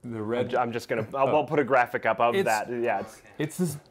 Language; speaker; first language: English; native; English